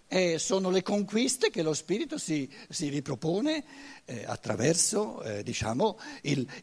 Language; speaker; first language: Italian; non-native, fluent; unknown